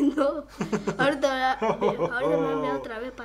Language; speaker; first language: Spanish; native; Spanish